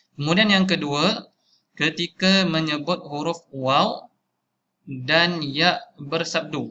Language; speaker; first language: Malay; native; Malay